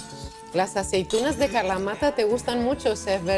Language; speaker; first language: Spanish; non-native, fluent; Greek